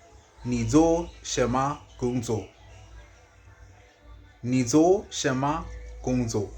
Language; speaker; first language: Chinese; non-native, learner; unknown